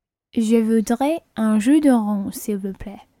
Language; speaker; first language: French; non-native, learner; English